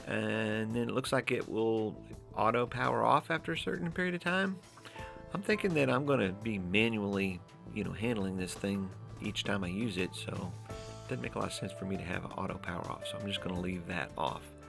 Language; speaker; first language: English; native; English